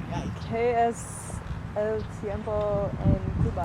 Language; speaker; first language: Spanish; non-native, learner; English